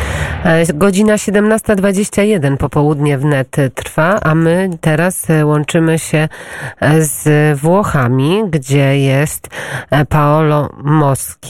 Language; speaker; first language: Polish; native; Polish